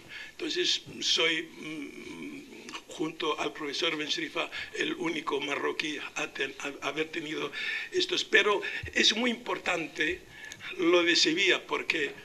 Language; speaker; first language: Spanish; non-native, local second language; Arabic